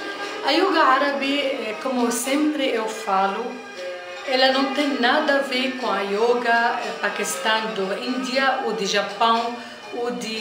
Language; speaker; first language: Portuguese; non-native, fluent; Arabic